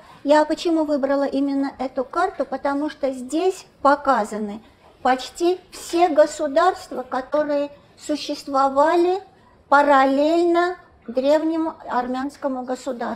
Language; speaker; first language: Russian; non-native, local second language; Armenian